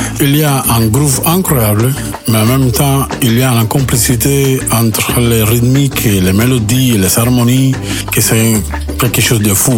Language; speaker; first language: French; non-native, learner; Spanish